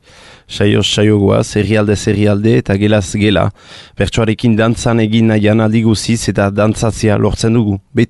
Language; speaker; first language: Basque; native; Basque